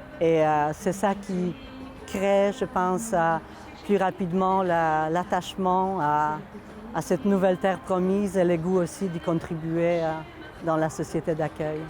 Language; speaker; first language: French; non-native, fluent; Polish